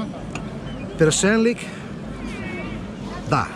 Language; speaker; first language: German; non-native, learner; Italian